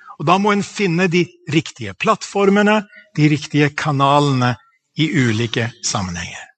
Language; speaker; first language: Norwegian; native; Norwegian